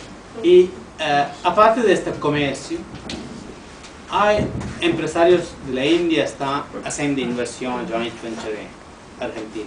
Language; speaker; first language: Spanish; non-native, learner; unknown